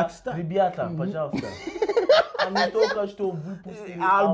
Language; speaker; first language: Russian; non-native, learner; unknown